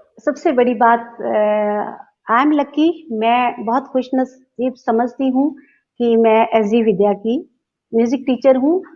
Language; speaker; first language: Hindi; non-native, local second language; Punjabi